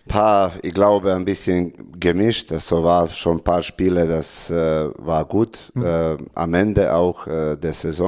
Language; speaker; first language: German; non-native, learner; Serbian